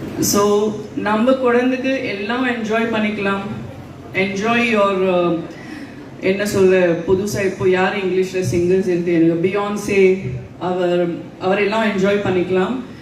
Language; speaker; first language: Tamil; non-native, local second language; Gujarati